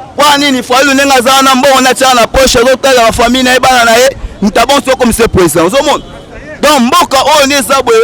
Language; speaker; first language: Lingala; non-native, local second language; Kituba (Democratic Republic of Congo)